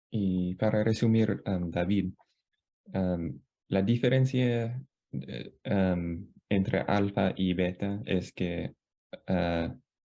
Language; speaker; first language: Spanish; non-native, fluent; English